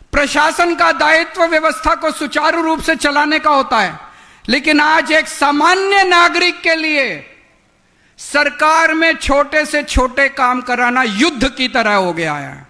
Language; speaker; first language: Hindi; native; Hindi